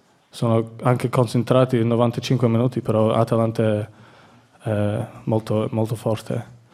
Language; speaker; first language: Italian; non-native, learner; English